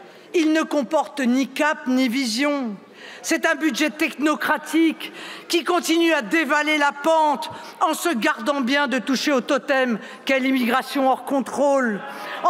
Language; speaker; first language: French; native; French